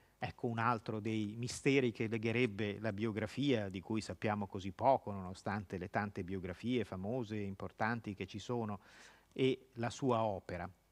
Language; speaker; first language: Italian; native; Italian